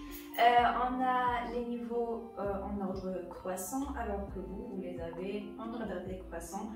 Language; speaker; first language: French; non-native, local second language; Arabic